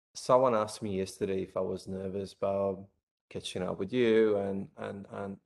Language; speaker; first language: English; non-native, fluent; Italian